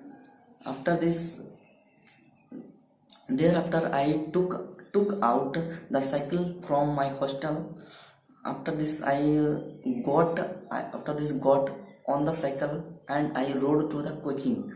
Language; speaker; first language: English; non-native, learner; Hindi